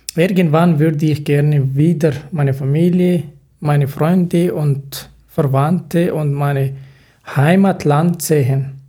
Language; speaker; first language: German; non-native, learner; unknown